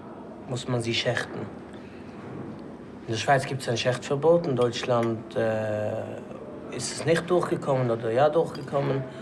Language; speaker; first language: German; non-native, fluent; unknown